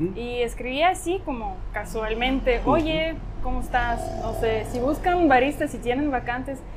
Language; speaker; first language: Spanish; non-native, fluent; Ukrainian